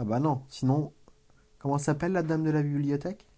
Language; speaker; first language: French; native; French